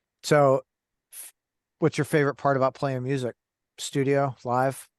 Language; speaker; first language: English; native; English